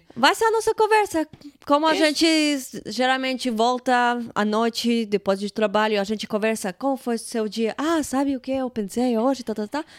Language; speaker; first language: Portuguese; non-native, fluent; Russian